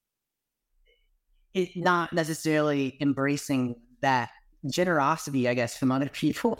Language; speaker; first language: English; native; English